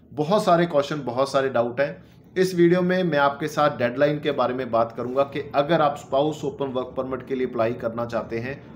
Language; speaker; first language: Hindi; non-native, local second language; Punjabi